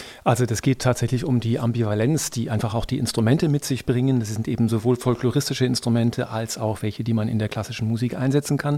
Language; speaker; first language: German; native; German